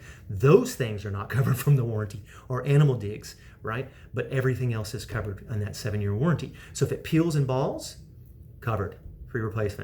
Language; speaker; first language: English; native; English